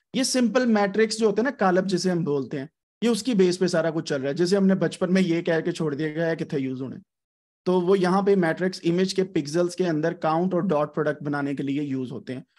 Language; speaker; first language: Urdu; non-native, local second language; Punjabi